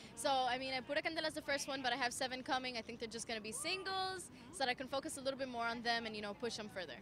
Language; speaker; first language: English; early bilingual, other home language; Spanish